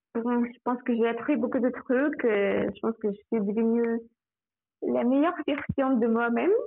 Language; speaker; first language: French; non-native, fluent; Russian